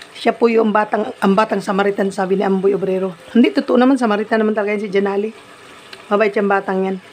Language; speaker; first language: Filipino; non-native, local second language; Cebuano